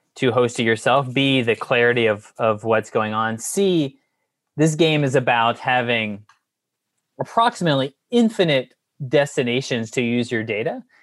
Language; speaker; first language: English; native; English